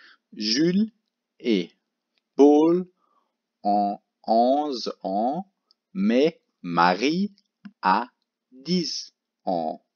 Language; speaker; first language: French; non-native, local second language; German